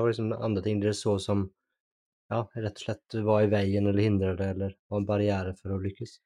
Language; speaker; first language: Norwegian; native; Norwegian